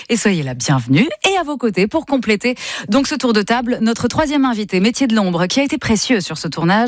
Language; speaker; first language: French; native; French